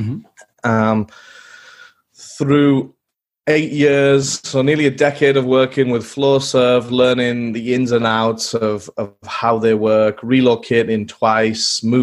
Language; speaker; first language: English; native; English